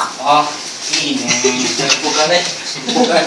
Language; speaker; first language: Japanese; non-native, learner; Filipino